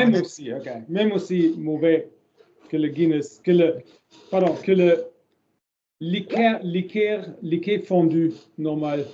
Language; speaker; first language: French; non-native, learner; German